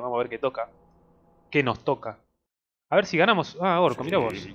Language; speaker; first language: Spanish; native; Spanish